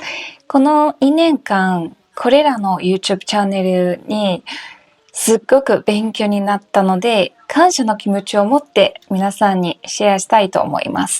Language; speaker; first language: Japanese; non-native, fluent; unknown